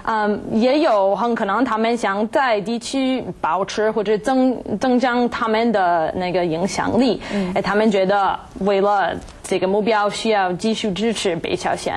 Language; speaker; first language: Chinese; non-native, fluent; English